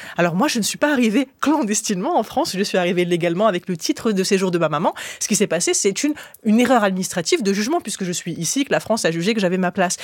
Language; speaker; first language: French; early bilingual, other home language; Arabic